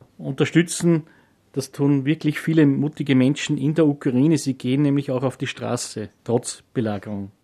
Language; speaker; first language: German; native; German